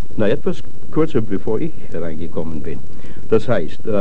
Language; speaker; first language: German; non-native, fluent; English